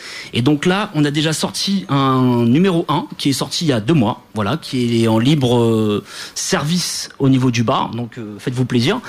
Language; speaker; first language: French; native; French